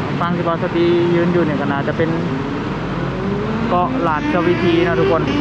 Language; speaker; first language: Thai; non-native, local second language; Northeastern Thai